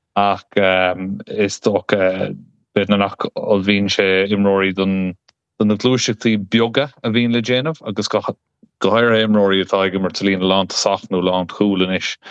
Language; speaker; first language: Irish; non-native, local second language; English